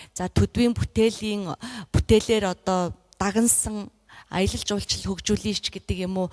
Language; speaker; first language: Mongolian; native; Mongolian